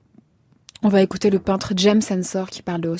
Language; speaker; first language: French; native; French